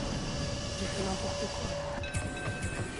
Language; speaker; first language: French; native; French